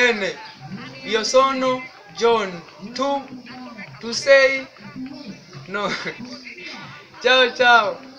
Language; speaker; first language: Italian; non-native, learner; Swahili